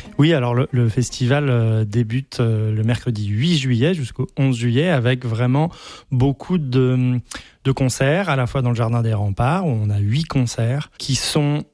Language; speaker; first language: French; native; French